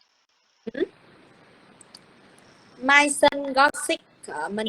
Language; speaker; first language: English; non-native, learner; Vietnamese